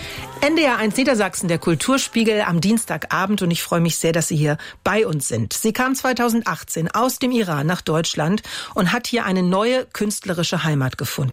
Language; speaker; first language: German; native; German